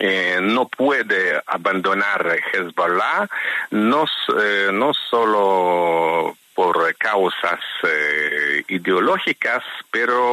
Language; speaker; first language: Spanish; non-native, fluent; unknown